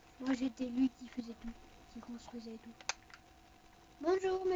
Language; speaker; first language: French; native; French